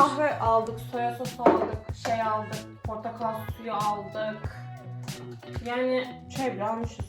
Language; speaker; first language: Turkish; native; Turkish